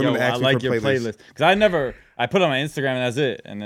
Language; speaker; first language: English; native; English